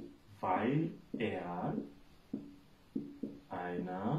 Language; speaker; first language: German; non-native, fluent; Bangla